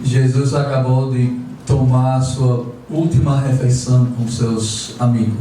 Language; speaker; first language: Portuguese; non-native, fluent; English